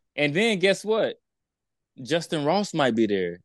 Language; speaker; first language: English; native; English